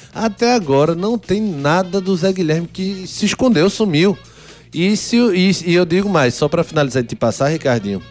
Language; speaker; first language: Portuguese; native; Portuguese